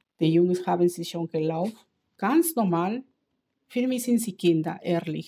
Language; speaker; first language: German; non-native, learner; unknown